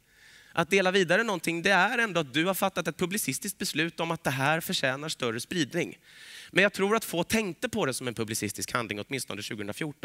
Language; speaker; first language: Swedish; native; Swedish